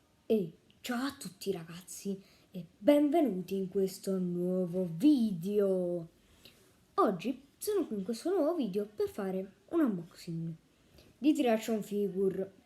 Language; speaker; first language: Italian; native; Italian